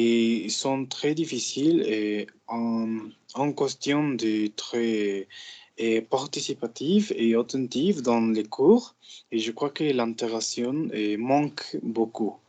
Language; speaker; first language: French; non-native, learner; Spanish